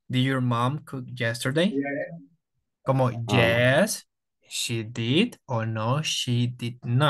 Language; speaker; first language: English; non-native, fluent; Spanish